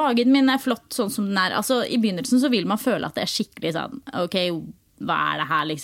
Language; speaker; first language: Norwegian; native; Norwegian